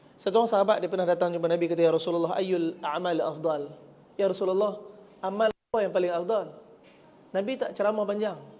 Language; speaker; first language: Malay; native; Malay